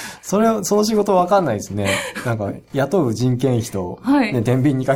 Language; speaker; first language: Japanese; native; Japanese